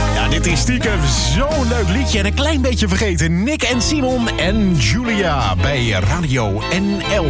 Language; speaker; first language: Dutch; native; Dutch